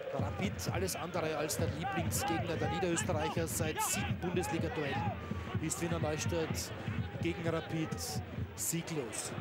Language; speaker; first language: German; native; German